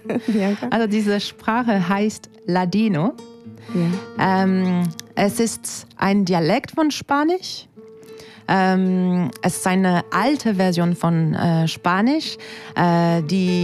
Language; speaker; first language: German; non-native, fluent; English